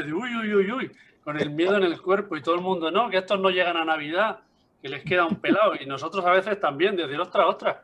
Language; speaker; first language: Spanish; native; Spanish